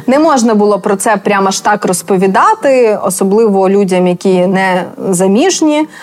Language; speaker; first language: Ukrainian; native; Ukrainian